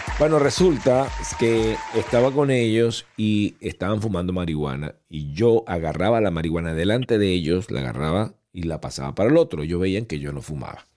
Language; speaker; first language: Spanish; native; Spanish